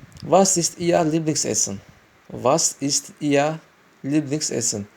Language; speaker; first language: German; non-native, learner; Turkish